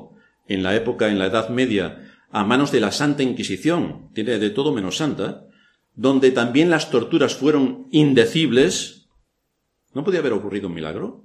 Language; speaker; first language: Spanish; native; Spanish